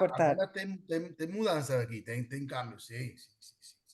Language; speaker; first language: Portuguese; non-native, learner; Spanish